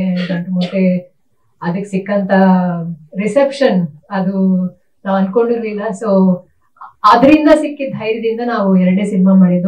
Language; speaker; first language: Kannada; native; Kannada